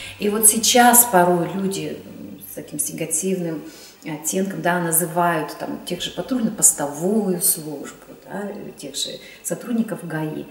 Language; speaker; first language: Russian; native; Russian